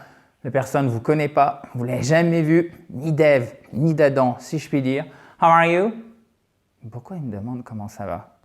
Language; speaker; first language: French; native; French